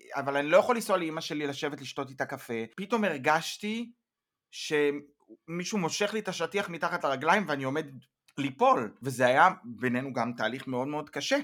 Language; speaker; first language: Hebrew; native; Hebrew